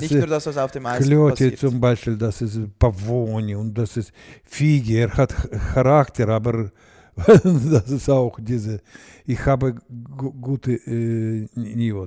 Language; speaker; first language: German; non-native, learner; Russian